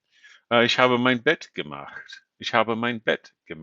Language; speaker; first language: German; non-native, fluent; English